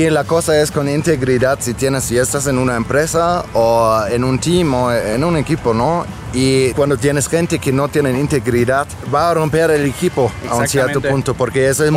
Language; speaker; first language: Spanish; non-native, fluent; German